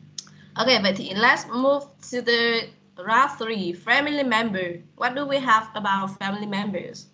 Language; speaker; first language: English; non-native, fluent; Vietnamese